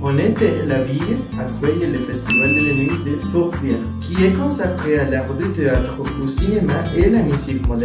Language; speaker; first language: French; non-native, learner; Spanish